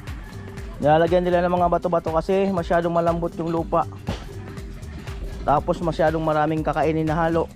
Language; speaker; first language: Filipino; native; Filipino